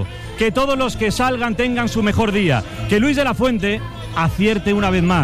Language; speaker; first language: Spanish; native; Spanish